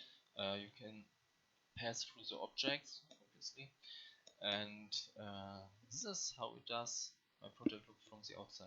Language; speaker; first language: English; non-native, learner; German